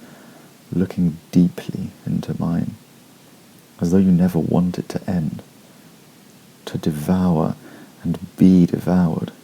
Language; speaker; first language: English; native; English